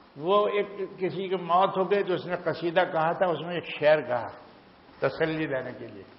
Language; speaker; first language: Urdu; non-native, local second language; Gujarati